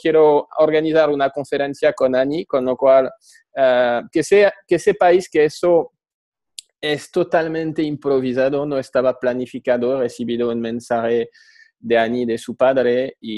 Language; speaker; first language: Spanish; non-native, fluent; French